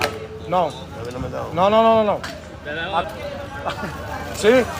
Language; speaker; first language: Spanish; non-native, learner; Bulgarian